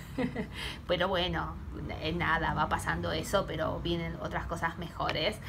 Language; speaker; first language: Spanish; native; Spanish